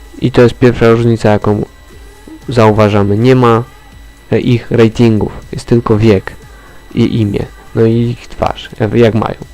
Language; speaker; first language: Polish; native; Polish